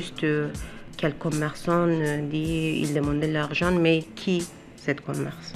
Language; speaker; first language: French; non-native, learner; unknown